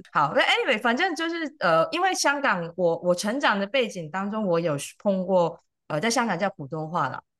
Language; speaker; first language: Chinese; non-native, local second language; Cantonese